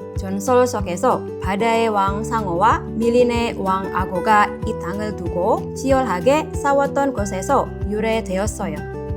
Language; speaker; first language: Korean; non-native, fluent; Indonesian